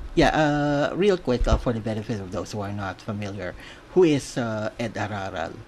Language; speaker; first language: English; non-native, local second language; Filipino